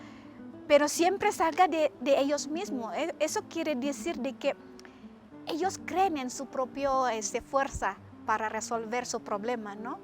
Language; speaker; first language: Spanish; non-native, fluent; Indonesian